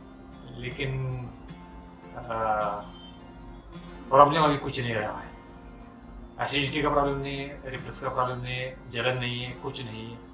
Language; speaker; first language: Hindi; non-native, local second language; Marathi